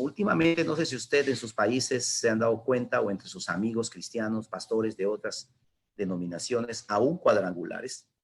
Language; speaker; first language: Spanish; native; Spanish